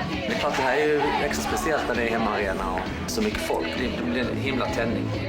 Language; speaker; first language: Swedish; native; Swedish